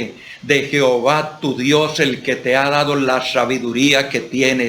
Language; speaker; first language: Spanish; native; Spanish